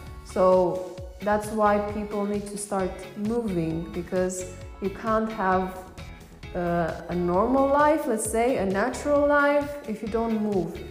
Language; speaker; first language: English; non-native, fluent; Romanian